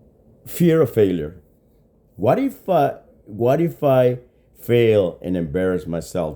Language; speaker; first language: English; non-native, fluent; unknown